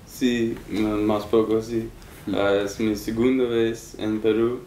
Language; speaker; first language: Spanish; non-native, learner; English